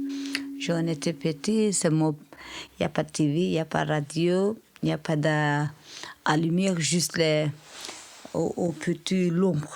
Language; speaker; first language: French; non-native, learner; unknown